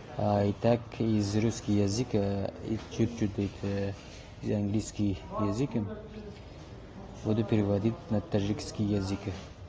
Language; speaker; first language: Russian; non-native, learner; Tajik